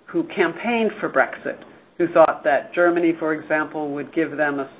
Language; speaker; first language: English; native; English